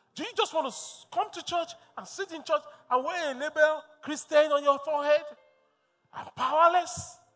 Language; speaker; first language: English; non-native, local second language; Yoruba